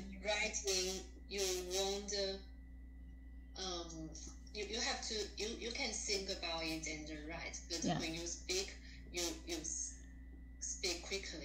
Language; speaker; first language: English; non-native, learner; Chinese